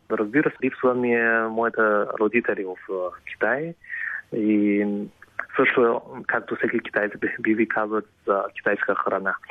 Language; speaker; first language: Bulgarian; non-native, fluent; Chinese